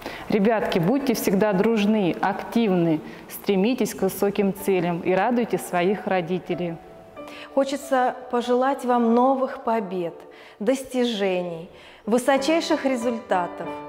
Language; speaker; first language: Russian; native; Russian